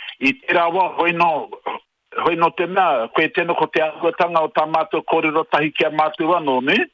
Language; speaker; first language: Māori; native; Māori